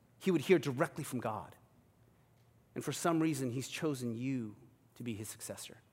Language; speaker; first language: English; early bilingual, other home language; Korean